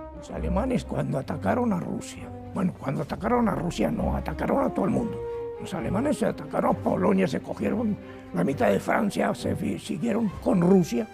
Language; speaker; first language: Spanish; native; Spanish